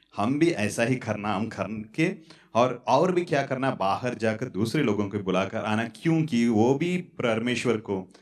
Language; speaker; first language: Hindi; non-native, local second language; Tamil